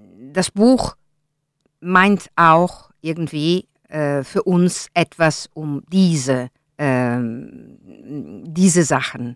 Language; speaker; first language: German; non-native, learner; Italian